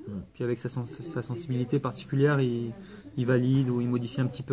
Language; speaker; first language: French; native; French